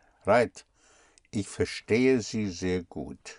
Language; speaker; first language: German; non-native, fluent; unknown